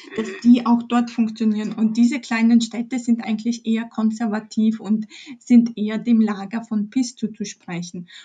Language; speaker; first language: German; early bilingual, other home language; Polish